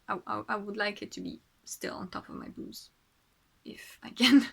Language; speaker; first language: English; non-native, fluent; French